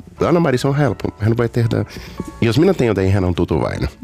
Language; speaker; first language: Finnish; non-native, fluent; Portuguese